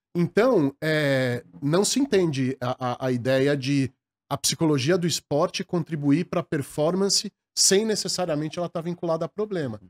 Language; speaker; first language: Portuguese; native; Portuguese